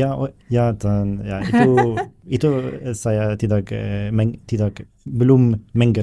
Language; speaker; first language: Indonesian; non-native, learner; German